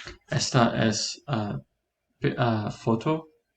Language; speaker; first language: Spanish; non-native, learner; English